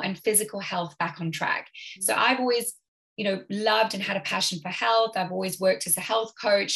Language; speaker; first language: English; native; English